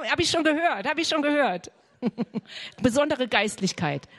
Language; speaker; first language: German; native; German